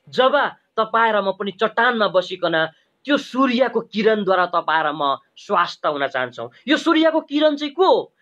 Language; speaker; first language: Nepali; native; Nepali